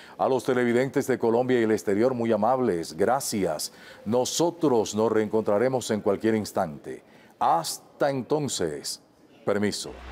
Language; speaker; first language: Spanish; native; Spanish